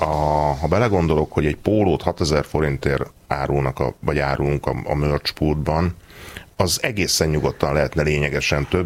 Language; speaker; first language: Hungarian; native; Hungarian